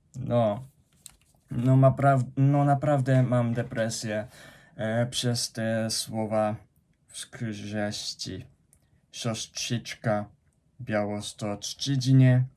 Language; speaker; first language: Polish; non-native, fluent; Japanese